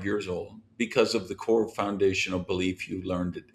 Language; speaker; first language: English; native; English